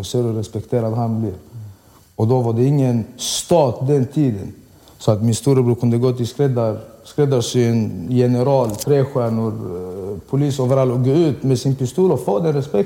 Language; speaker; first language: Swedish; early bilingual, other home language; Arabic